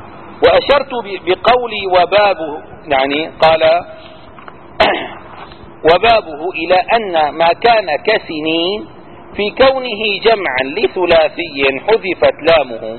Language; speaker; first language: Arabic; native; Arabic